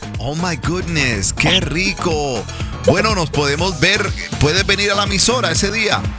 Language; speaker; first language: Spanish; early bilingual, heritage; Spanish